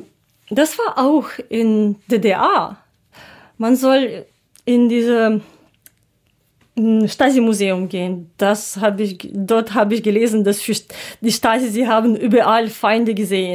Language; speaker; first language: German; non-native, learner; Ukrainian